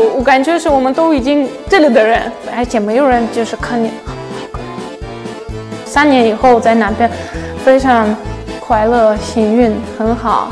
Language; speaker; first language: Chinese; non-native, fluent; Russian